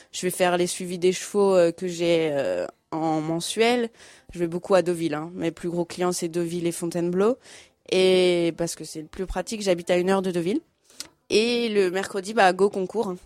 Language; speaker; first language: French; native; French